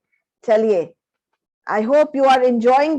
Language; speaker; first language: Hindi; native; Hindi